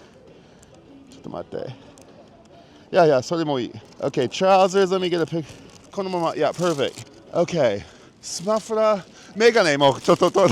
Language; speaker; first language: Japanese; non-native, learner; English